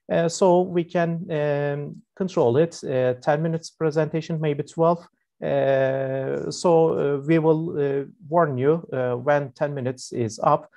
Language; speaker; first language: English; non-native, fluent; Turkish